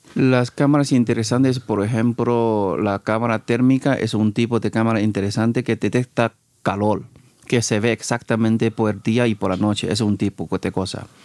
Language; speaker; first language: Spanish; non-native, fluent; Chinese